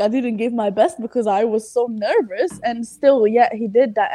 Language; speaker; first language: English; non-native, fluent; Italian